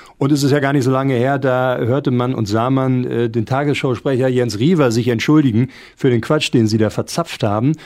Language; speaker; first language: German; native; German